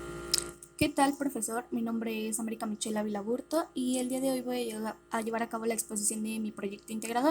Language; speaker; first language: Spanish; native; Spanish